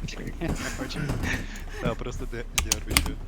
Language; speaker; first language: Russian; non-native, learner; English